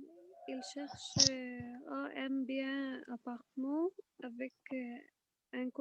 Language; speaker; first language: French; non-native, learner; Arabic